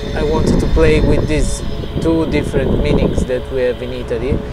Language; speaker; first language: English; non-native, fluent; Italian